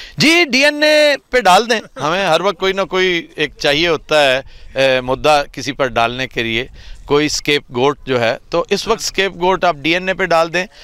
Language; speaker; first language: Urdu; native; Urdu